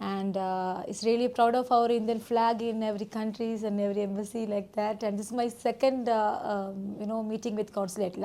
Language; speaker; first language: English; non-native, local second language; Malayalam